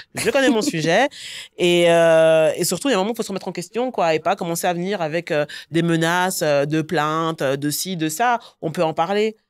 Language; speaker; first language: French; native; French